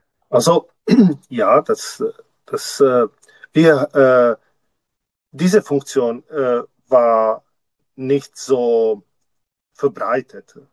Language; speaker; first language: German; non-native, learner; Czech